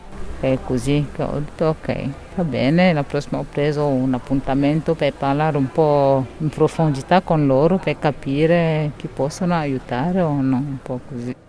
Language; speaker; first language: Italian; non-native, fluent; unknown